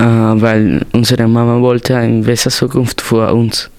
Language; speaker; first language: German; non-native, learner; Spanish